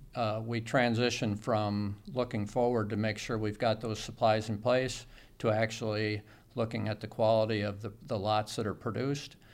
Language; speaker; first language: English; native; English